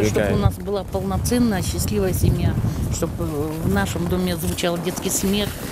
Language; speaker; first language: Russian; native; Russian